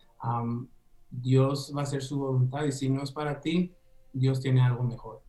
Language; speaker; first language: Spanish; early bilingual, heritage; Spanish